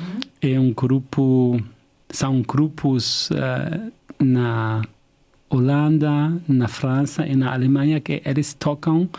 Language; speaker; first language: Portuguese; non-native, fluent; German